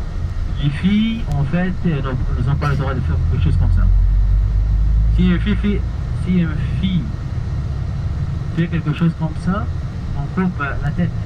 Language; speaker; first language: French; non-native, learner; Arabic